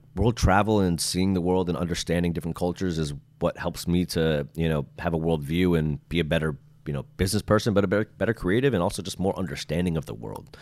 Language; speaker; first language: English; native; English